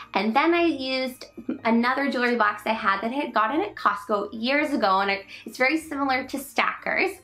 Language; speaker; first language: English; native; English